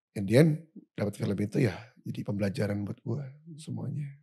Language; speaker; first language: Indonesian; native; Indonesian